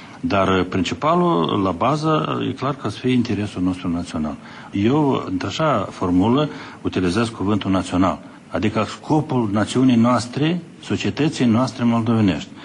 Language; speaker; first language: Romanian; native; Romanian